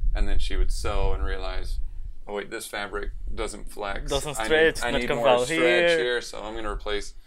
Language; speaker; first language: English; native; English